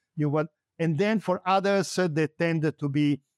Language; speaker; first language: English; non-native, fluent; Italian